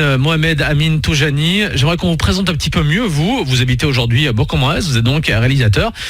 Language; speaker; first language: French; native; French